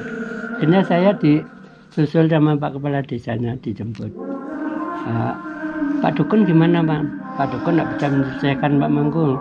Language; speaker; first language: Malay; non-native, local second language; Javanese